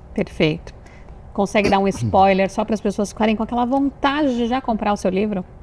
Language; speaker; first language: Portuguese; native; Portuguese